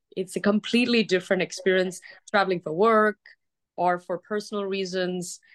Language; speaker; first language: English; early bilingual, other home language; Arabic